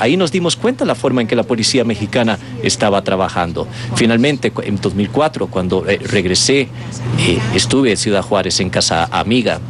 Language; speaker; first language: Spanish; non-native, fluent; Dutch